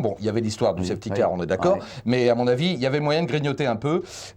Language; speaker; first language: French; native; French